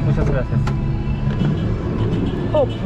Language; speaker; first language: Spanish; non-native, learner; Turkish